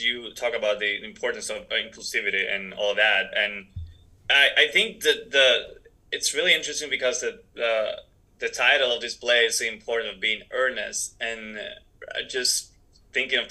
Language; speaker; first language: English; non-native, fluent; Spanish